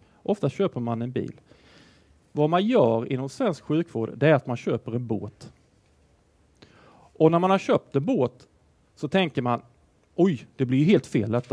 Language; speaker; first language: Swedish; native; Swedish